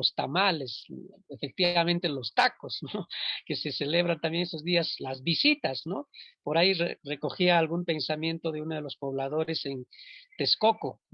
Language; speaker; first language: Spanish; non-native, local second language; Quechua